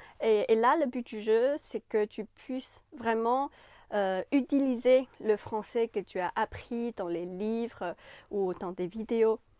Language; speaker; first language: French; non-native, fluent; Chinese